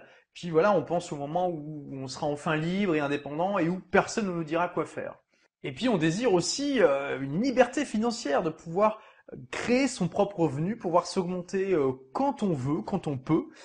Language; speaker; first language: French; native; French